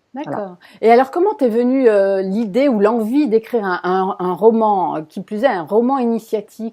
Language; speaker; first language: French; native; French